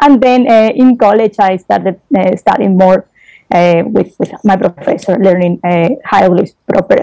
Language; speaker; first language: English; non-native, fluent; Spanish